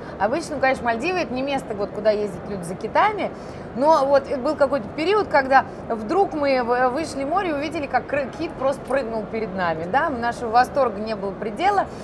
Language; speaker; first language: Russian; native; Russian